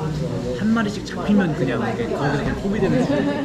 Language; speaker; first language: Korean; native; Korean